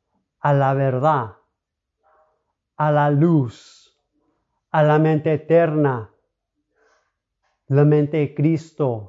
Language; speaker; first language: Spanish; early bilingual, heritage; Spanish